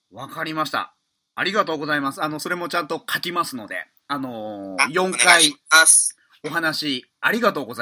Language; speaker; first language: Japanese; native; Japanese